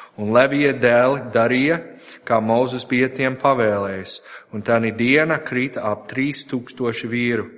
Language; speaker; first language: Latvian; non-native, fluent; English